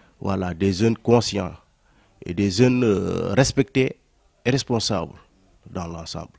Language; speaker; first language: French; non-native, local second language; Wolof